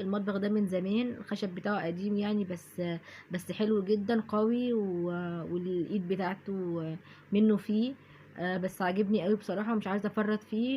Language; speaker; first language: Arabic; native; Arabic